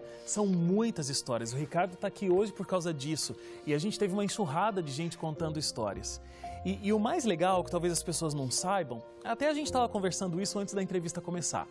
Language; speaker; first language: Portuguese; native; Portuguese